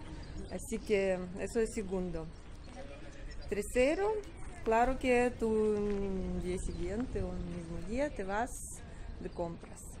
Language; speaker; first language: Spanish; non-native, learner; Russian